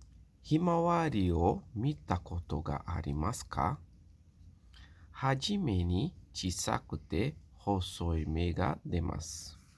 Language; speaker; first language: Japanese; non-native, local second language; Portuguese